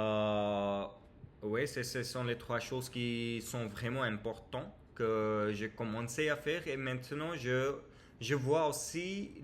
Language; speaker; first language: French; non-native, learner; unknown